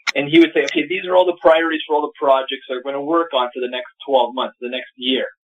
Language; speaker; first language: English; native; English